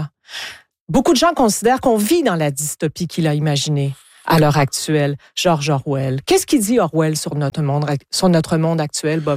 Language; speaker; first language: French; native; French